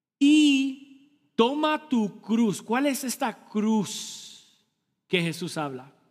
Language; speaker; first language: Spanish; early bilingual, heritage; Spanish